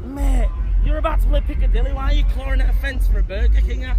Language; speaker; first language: English; native; English